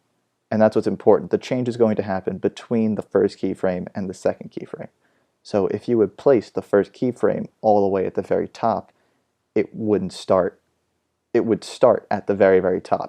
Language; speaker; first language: English; native; English